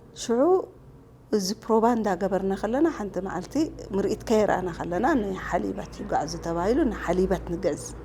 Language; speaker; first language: Tigrinya; non-native, local second language; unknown